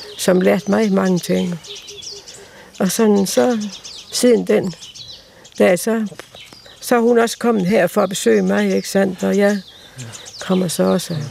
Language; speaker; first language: Danish; native; Danish